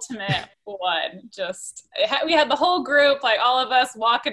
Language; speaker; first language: English; native; English